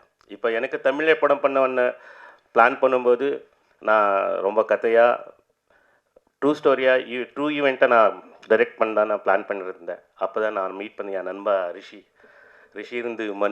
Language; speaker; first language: Tamil; non-native, fluent; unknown